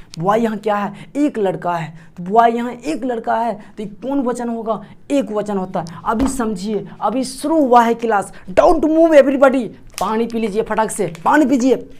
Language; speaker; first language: Hindi; native; Hindi